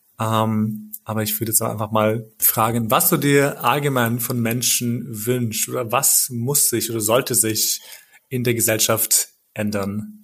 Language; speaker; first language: German; early bilingual, other home language; Albanian